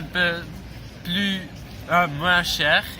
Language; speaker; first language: French; non-native, learner; Dutch